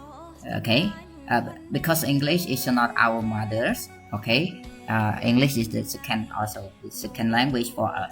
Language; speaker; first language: English; non-native, learner; Khmer